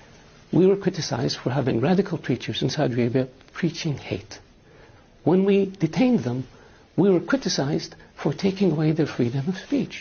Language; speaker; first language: English; non-native, fluent; Arabic